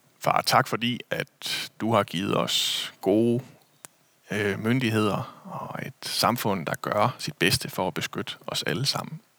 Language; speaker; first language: Danish; native; Danish